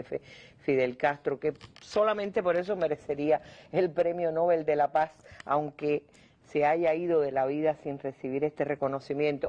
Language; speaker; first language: Spanish; native; Spanish